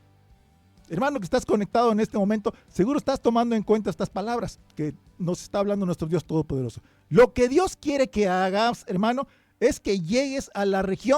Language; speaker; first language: Spanish; native; Spanish